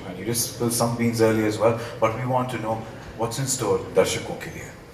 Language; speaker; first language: English; non-native, local second language; Hindi